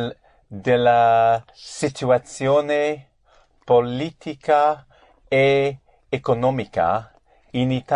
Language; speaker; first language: Italian; non-native, learner; English